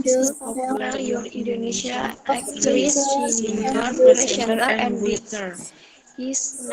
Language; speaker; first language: English; non-native, learner; Indonesian